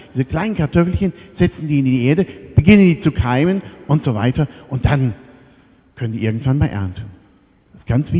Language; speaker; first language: German; native; German